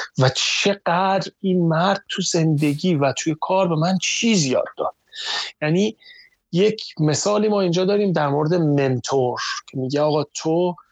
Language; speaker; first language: Persian; native; Persian